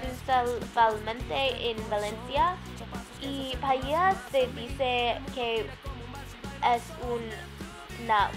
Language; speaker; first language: Spanish; non-native, learner; English